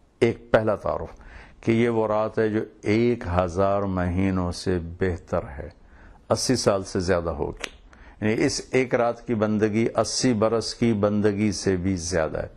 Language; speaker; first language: Urdu; non-native, local second language; Punjabi